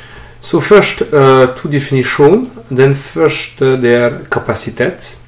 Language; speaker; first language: Norwegian; non-native, fluent; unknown